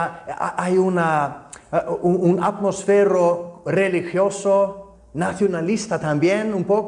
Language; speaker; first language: Spanish; non-native, fluent; Icelandic